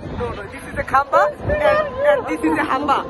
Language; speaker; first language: English; non-native, local second language; Bangla